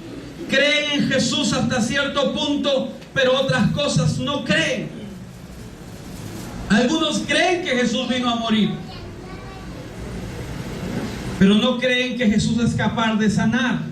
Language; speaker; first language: Spanish; native; Spanish